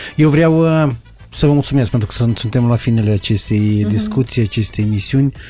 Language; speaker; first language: Romanian; native; Romanian